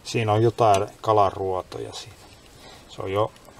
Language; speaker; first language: Finnish; native; Finnish